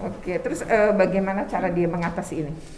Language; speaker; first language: Indonesian; native; Indonesian